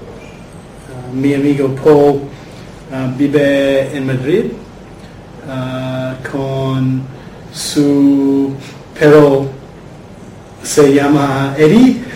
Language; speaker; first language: Spanish; non-native, learner; English